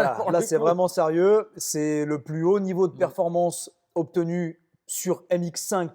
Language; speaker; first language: French; native; French